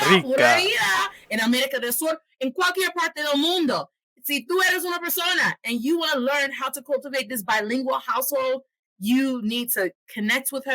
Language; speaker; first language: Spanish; non-native, fluent; English